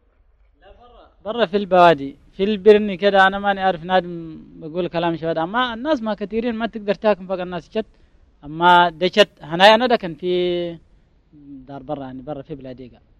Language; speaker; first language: Arabic; native; Arabic